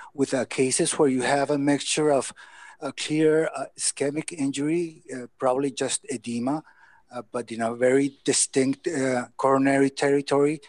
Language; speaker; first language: English; non-native, fluent; Spanish